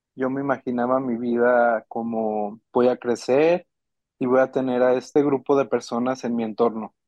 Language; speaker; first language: Spanish; native; Spanish